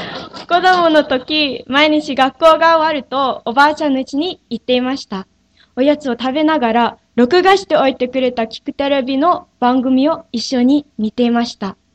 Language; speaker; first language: Japanese; non-native, fluent; English